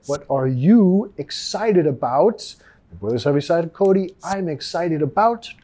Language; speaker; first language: English; native; English